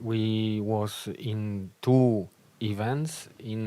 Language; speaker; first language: English; non-native, learner; Polish